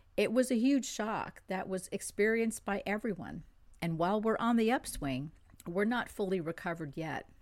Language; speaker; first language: English; non-native, fluent; French